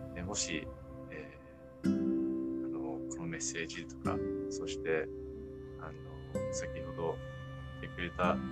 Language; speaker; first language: Japanese; non-native, fluent; English